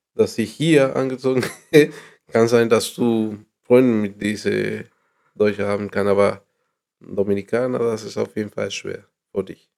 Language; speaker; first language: German; non-native, learner; Spanish